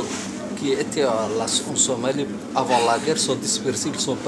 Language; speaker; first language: French; non-native, fluent; Somali